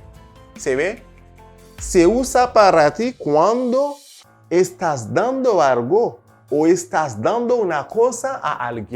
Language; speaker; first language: Spanish; non-native, fluent; Haitian Creole